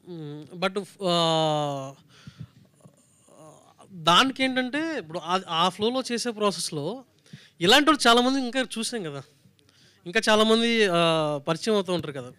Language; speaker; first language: Telugu; native; Telugu